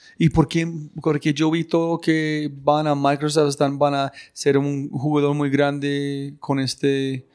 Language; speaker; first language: Spanish; non-native, learner; English